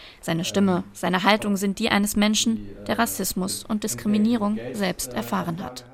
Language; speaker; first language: German; native; German